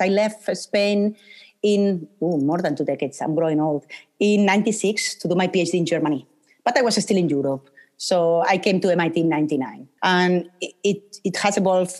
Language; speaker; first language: English; non-native, fluent; Spanish